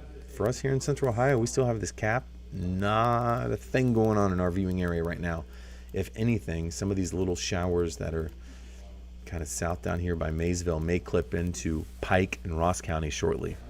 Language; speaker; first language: English; native; English